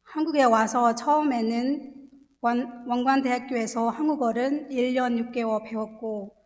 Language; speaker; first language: Korean; non-native, fluent; Burmese